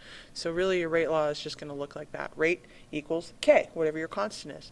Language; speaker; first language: English; native; English